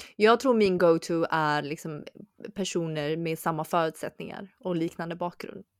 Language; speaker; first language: Swedish; early bilingual, other home language; Chinese